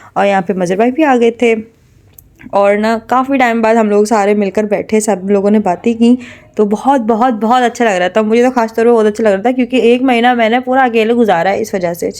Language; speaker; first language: Urdu; native; Urdu